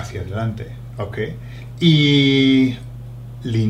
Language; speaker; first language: Spanish; non-native, fluent; English